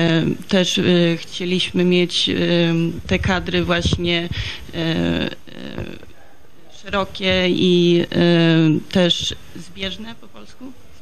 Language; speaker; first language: Polish; early bilingual, heritage; Polish